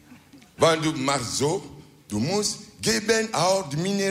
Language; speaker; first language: Dutch; non-native, learner; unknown